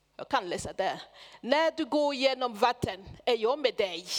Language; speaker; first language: Swedish; non-native, fluent; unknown